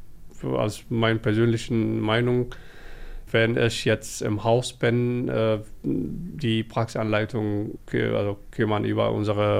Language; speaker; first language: German; non-native, fluent; Somali